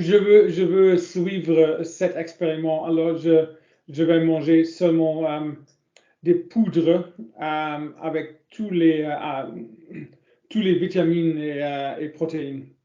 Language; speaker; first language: French; non-native, learner; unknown